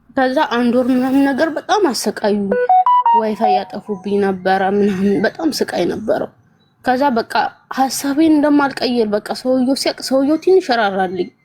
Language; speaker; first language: Amharic; native; Amharic